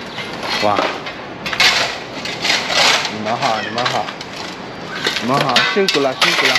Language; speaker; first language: Chinese; non-native, learner; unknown